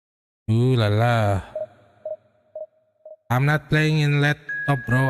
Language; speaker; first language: English; non-native, learner; Indonesian